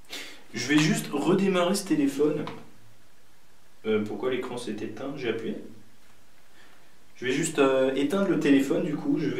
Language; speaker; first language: French; native; French